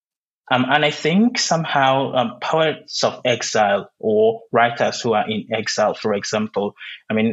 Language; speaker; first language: English; non-native, local second language; Igbo